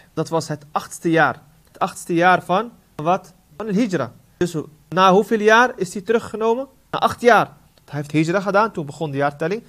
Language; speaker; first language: Dutch; non-native, fluent; Arabic